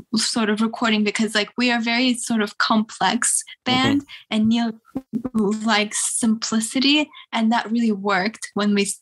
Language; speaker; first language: English; early bilingual, other home language; Russian